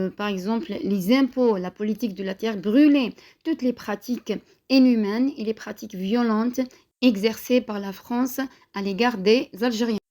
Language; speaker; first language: French; non-native, local second language; Arabic